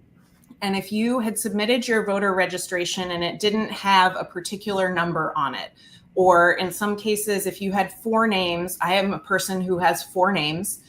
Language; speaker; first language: English; native; English